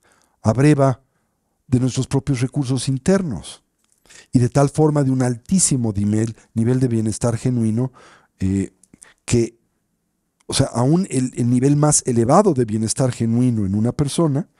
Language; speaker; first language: Spanish; native; Spanish